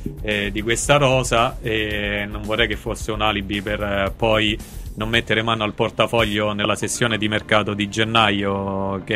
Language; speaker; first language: Italian; native; Italian